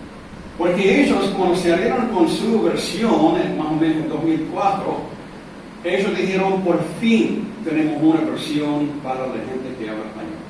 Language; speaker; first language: Spanish; non-native, fluent; English